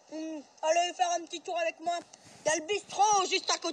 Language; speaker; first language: French; native; French